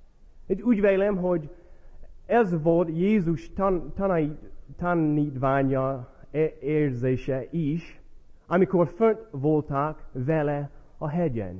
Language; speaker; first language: Hungarian; non-native, fluent; English